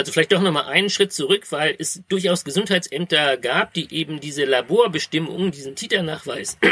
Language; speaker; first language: German; native; German